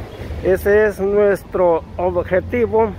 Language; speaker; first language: Spanish; native; Spanish